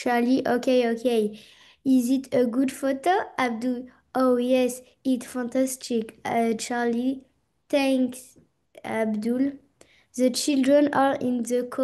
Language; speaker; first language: English; non-native, learner; French